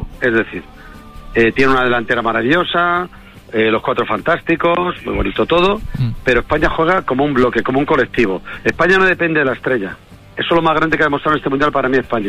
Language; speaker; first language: Spanish; native; Spanish